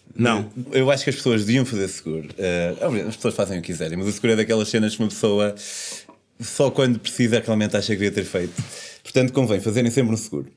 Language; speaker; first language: Portuguese; native; Portuguese